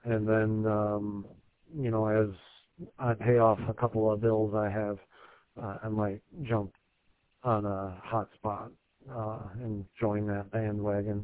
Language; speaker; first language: English; native; English